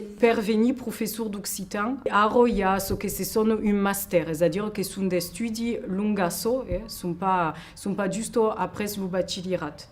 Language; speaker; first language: Occitan; non-native, local second language; French